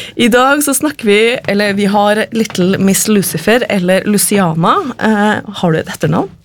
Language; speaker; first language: Norwegian; native; Norwegian